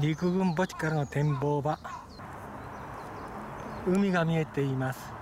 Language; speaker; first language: Japanese; native; Japanese